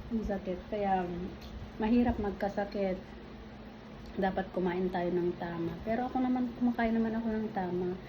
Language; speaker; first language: Filipino; non-native, local second language; Iloko